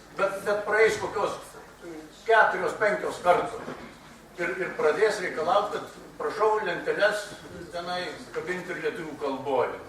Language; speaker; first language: Lithuanian; native; Lithuanian